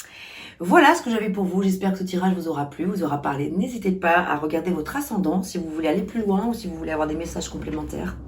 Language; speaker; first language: French; native; French